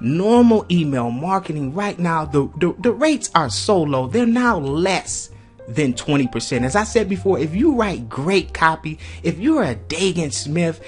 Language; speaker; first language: English; native; English